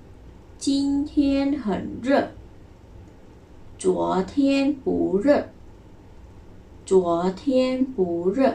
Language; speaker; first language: Chinese; non-native, fluent; Khmer